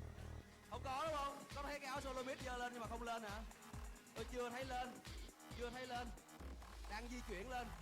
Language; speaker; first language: Vietnamese; native; Vietnamese